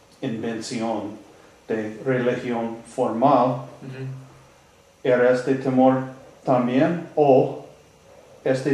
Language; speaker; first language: Spanish; non-native, learner; English